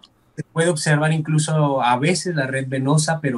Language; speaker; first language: Spanish; native; Spanish